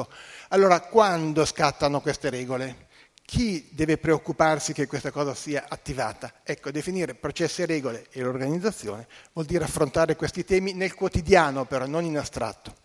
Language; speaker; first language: Italian; native; Italian